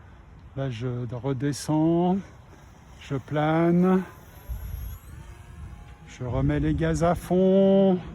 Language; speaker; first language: French; native; French